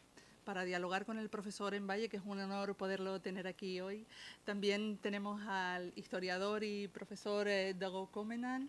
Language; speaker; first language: Spanish; native; Spanish